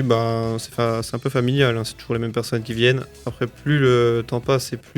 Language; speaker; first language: French; native; French